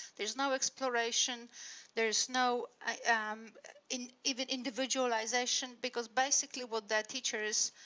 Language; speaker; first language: English; non-native, fluent; Polish